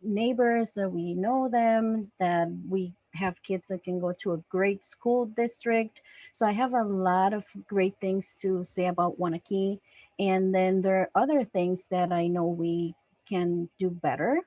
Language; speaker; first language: English; non-native, fluent; Spanish